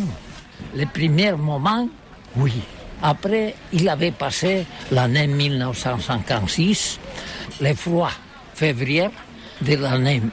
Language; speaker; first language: French; non-native, learner; Catalan